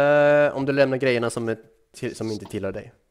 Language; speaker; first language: Swedish; native; Swedish